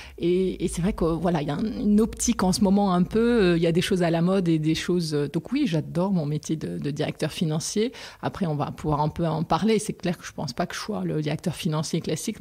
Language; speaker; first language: French; non-native, local second language; Arabic